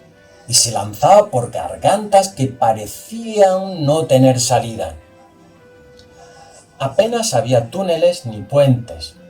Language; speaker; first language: Spanish; native; Spanish